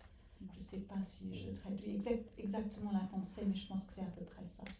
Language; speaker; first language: French; non-native, fluent; English